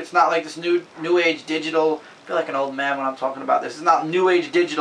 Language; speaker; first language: English; native; English